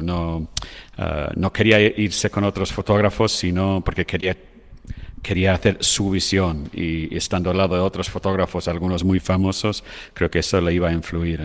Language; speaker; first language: Spanish; non-native, fluent; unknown